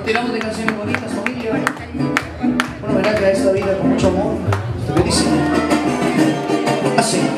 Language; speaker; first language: Spanish; native; Spanish